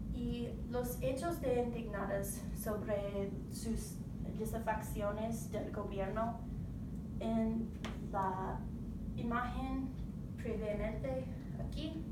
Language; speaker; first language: Spanish; non-native, learner; English